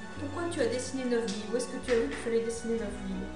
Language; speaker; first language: French; native; French